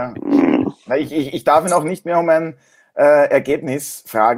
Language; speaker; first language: German; native; German